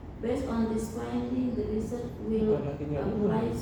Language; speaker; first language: English; non-native, fluent; Indonesian